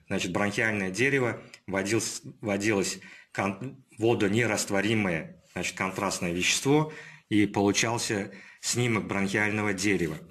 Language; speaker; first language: Russian; non-native, local second language; Uzbek